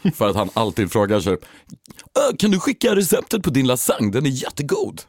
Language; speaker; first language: Swedish; native; Swedish